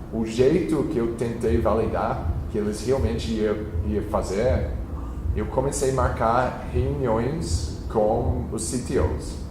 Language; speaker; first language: Portuguese; non-native, fluent; English